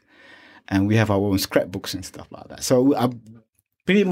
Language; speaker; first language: English; non-native, local second language; Malay